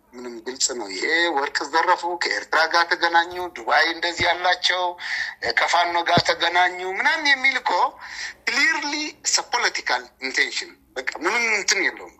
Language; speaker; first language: Amharic; non-native, local second language; Tigrinya